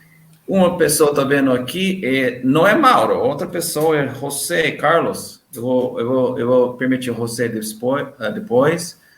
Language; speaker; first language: Portuguese; non-native, learner; English